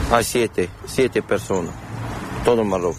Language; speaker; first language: Spanish; non-native, learner; Arabic